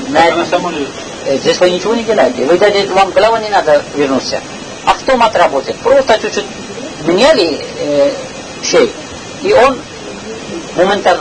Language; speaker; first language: Russian; non-native, learner; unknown